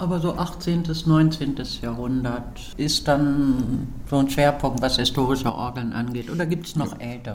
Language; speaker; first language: German; native; German